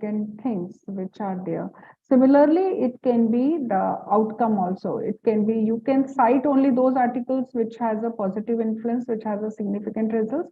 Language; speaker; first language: English; non-native, local second language; Hindi